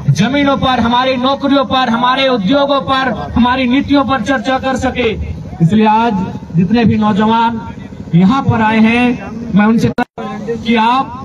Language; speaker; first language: Hindi; native; Hindi